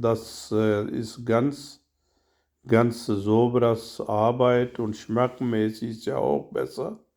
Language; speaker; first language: German; non-native, learner; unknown